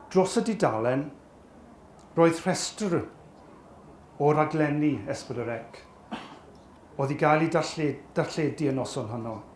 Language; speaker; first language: Welsh; native; Welsh